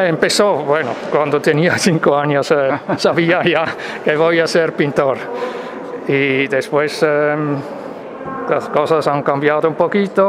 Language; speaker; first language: Spanish; non-native, fluent; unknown